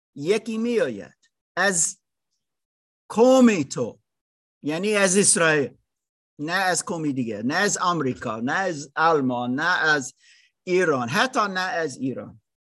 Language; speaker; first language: Persian; non-native, learner; German